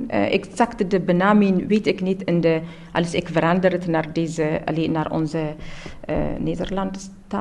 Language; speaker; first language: Dutch; non-native, learner; Tigrinya